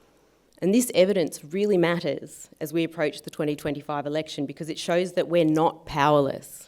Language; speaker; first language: English; native; English